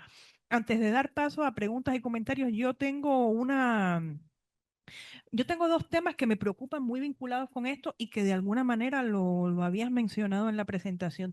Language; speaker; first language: Spanish; native; Spanish